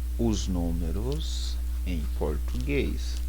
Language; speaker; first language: Portuguese; non-native, fluent; Haitian Creole